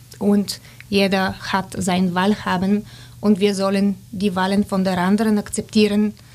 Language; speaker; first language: German; non-native, fluent; Bulgarian